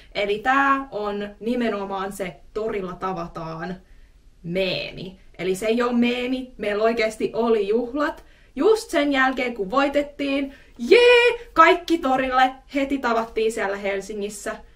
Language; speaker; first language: Finnish; native; Finnish